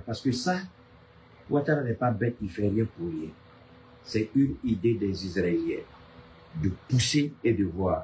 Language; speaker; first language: French; native; French